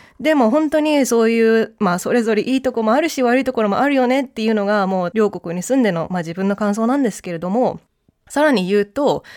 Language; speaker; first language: Japanese; early bilingual, heritage; Japanese